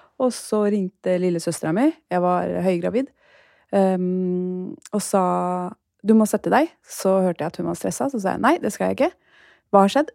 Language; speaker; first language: Norwegian; early bilingual, other home language; Turkish